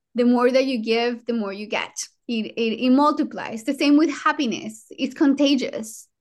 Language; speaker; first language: English; non-native, fluent; Spanish